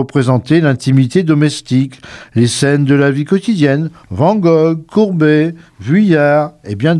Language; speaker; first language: French; native; French